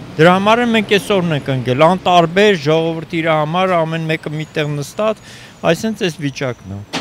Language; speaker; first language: Armenian; native; Armenian